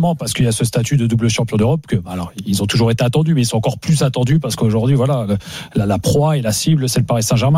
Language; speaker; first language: French; native; French